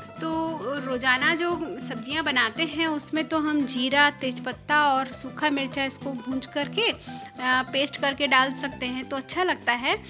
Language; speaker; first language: Hindi; non-native, local second language; Bangla